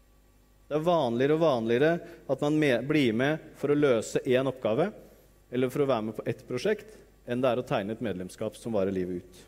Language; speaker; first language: Norwegian; native; Norwegian